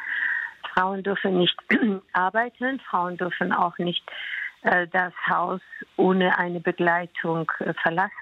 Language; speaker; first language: German; non-native, fluent; Persian